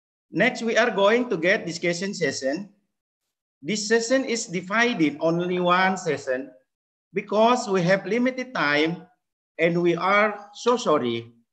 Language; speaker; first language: English; non-native, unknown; Indonesian